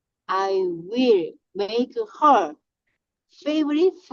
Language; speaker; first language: English; non-native, learner; Korean